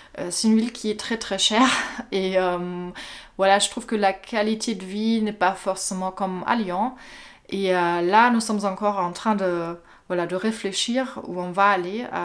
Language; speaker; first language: French; non-native, fluent; German